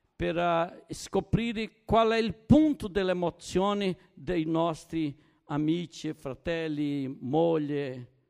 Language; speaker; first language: Italian; non-native, fluent; Portuguese